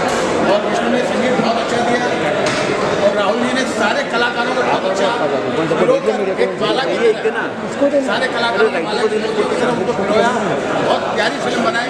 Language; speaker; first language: Hindi; native; Hindi